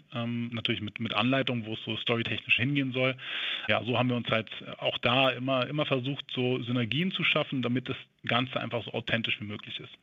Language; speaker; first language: German; native; German